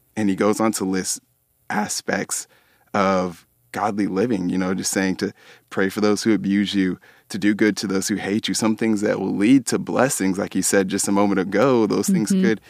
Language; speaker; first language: English; native; English